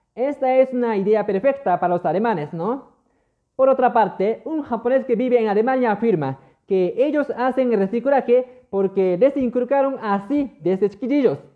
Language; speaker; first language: Spanish; non-native, fluent; Japanese